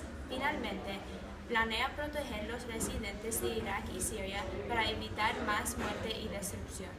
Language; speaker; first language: Spanish; non-native, learner; English